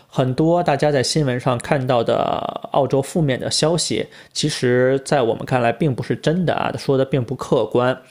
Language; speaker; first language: Chinese; native; Chinese